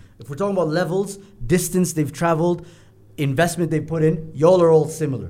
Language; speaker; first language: English; native; English